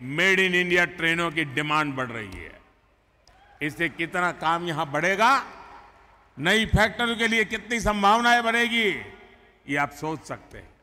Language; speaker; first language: Hindi; non-native, local second language; Gujarati